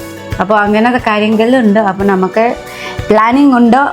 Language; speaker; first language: Malayalam; non-native, learner; Nepali